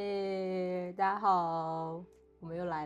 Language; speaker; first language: Chinese; native; Chinese